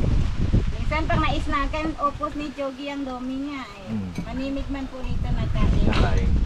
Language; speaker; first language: Filipino; non-native, local second language; Bikol